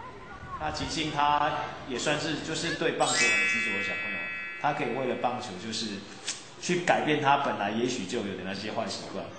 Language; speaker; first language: Chinese; native; Chinese